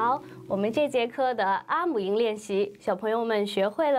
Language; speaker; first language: Chinese; native; Chinese